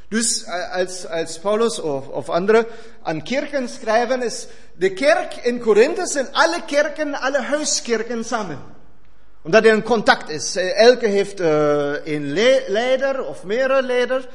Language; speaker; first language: Dutch; non-native, fluent; German